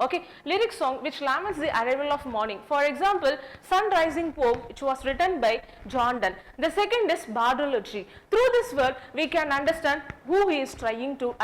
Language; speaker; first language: English; non-native, local second language; Tamil